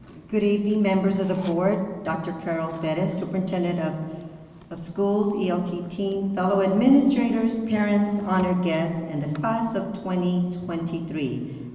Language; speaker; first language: English; early bilingual, other home language; Spanish